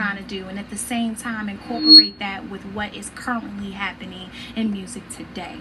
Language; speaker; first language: English; native; English